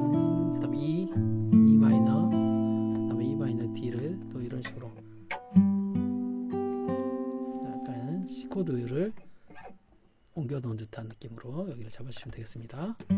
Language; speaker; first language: Korean; native; Korean